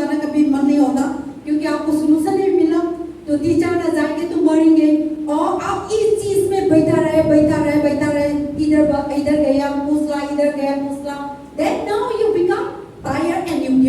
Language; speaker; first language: Hindi; non-native, local second language; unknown